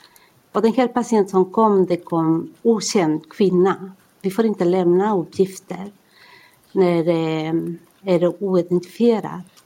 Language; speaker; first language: Swedish; non-native, fluent; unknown